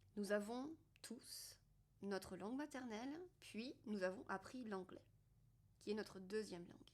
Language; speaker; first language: French; native; French